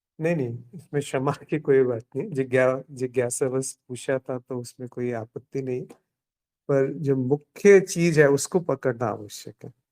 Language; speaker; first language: Hindi; native; Hindi